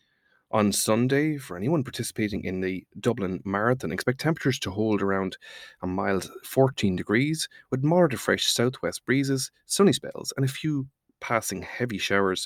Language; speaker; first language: English; native; English